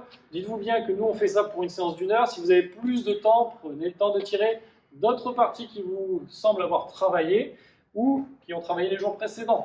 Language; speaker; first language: French; native; French